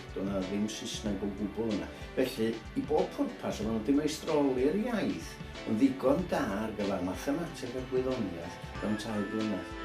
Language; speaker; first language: Welsh; native; Welsh